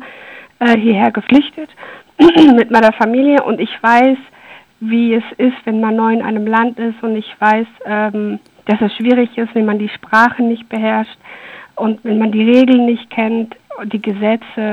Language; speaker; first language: German; early bilingual, other home language; Persian